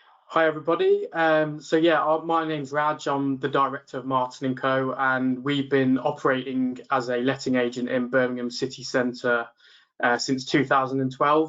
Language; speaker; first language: English; native; English